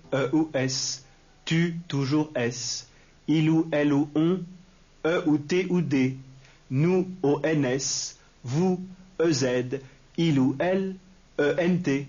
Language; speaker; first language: French; native; French